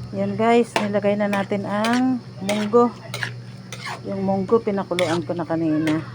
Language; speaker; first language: Filipino; native; Filipino